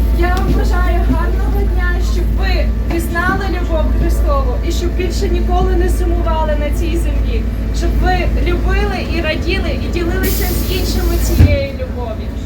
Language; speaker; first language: Ukrainian; native; Ukrainian